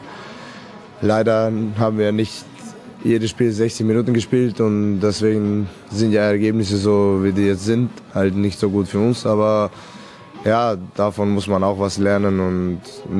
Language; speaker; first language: German; non-native, fluent; Serbian